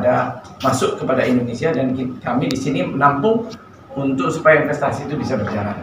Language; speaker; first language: Indonesian; native; Indonesian